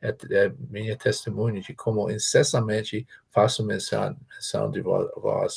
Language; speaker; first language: Portuguese; non-native, fluent; English